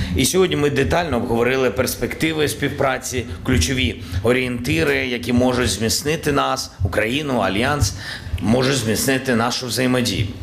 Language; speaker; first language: Ukrainian; non-native, local second language; Russian